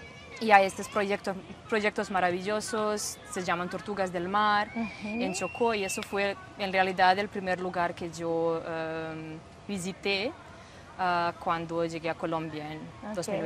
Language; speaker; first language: Spanish; non-native, fluent; Serbian